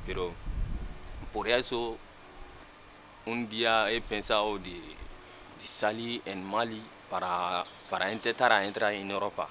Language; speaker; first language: Spanish; non-native, learner; Bambara